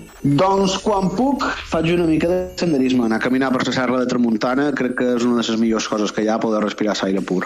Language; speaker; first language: Catalan; native; Catalan